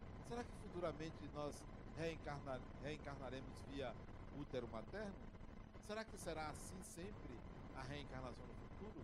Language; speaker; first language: Portuguese; native; Portuguese